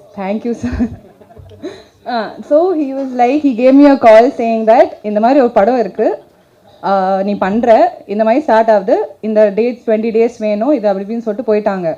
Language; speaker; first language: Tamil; non-native, learner; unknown